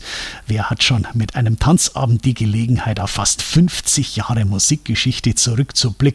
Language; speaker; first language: German; native; German